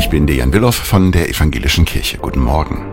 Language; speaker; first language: German; native; German